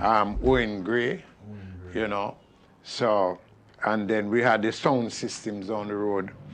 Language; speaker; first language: English; native; English